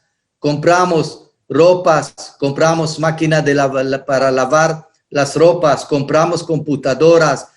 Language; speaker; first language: Spanish; non-native, fluent; Hebrew